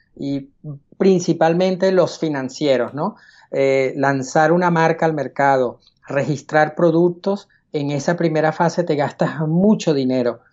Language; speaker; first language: Spanish; native; Spanish